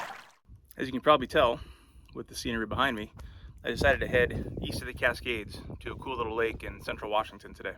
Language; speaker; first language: English; native; English